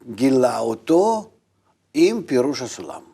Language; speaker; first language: Hebrew; non-native, fluent; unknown